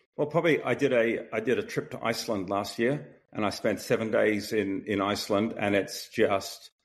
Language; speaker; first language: English; native; English